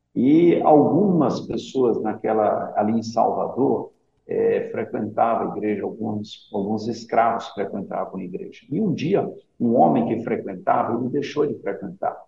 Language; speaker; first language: Portuguese; native; Portuguese